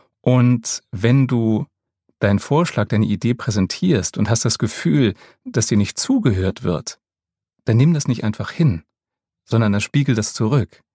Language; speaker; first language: German; native; German